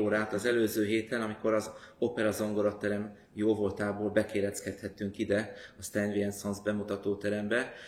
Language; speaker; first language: Hungarian; native; Hungarian